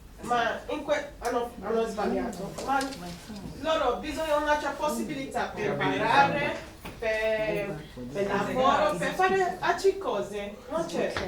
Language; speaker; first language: Italian; non-native, learner; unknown